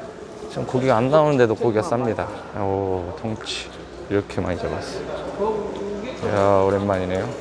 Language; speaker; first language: Korean; native; Korean